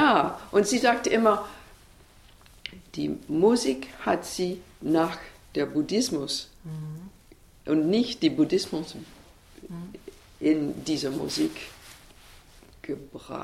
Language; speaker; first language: German; non-native, learner; English